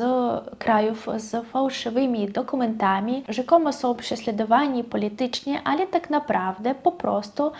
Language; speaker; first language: Polish; non-native, fluent; Russian